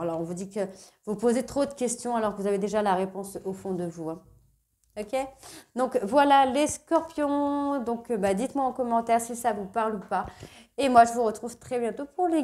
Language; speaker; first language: French; native; French